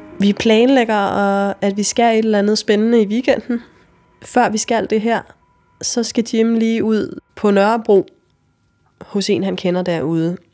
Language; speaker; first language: Danish; native; Danish